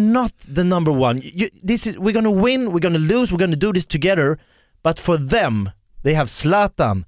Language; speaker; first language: English; non-native, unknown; Swedish